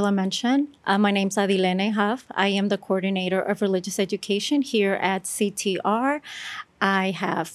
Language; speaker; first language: English; native; English